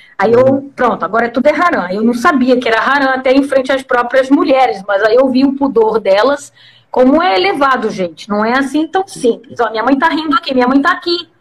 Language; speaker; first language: Portuguese; native; Portuguese